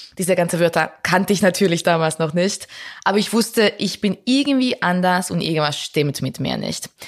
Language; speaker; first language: German; non-native, fluent; Spanish